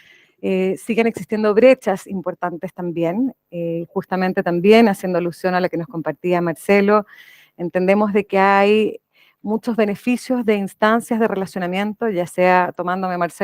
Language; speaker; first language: Spanish; native; Spanish